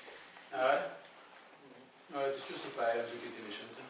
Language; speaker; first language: French; native; French